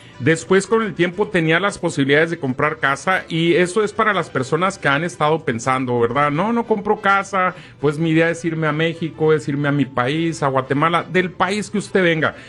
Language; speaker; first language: Spanish; native; Spanish